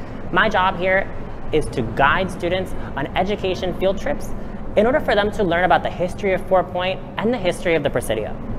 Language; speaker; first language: English; early bilingual, other home language; Spanish